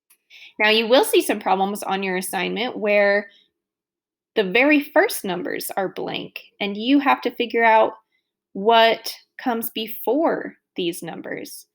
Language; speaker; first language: English; native; English